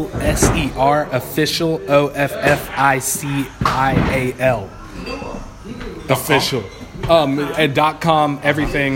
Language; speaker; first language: English; native; English